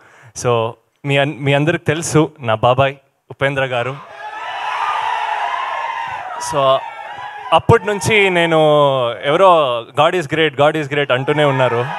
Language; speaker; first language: Telugu; non-native, learner; Kannada